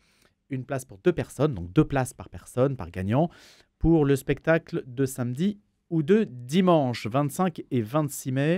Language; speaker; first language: French; native; French